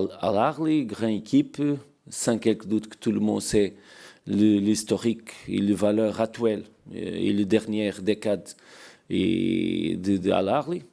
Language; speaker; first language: French; non-native, learner; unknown